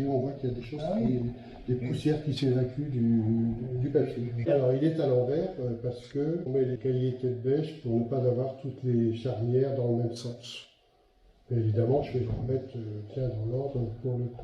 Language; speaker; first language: French; native; French